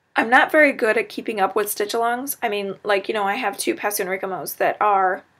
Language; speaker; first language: English; native; English